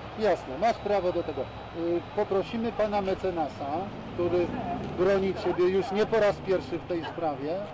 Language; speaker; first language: Polish; native; Polish